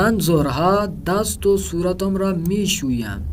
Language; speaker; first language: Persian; non-native, fluent; Urdu